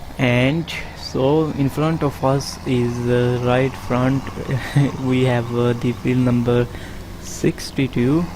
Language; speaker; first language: English; non-native, fluent; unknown